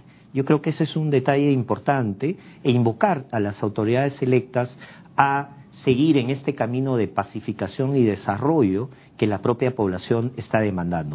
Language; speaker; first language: Spanish; native; Spanish